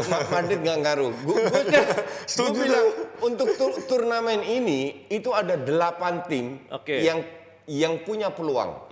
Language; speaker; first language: Indonesian; native; Indonesian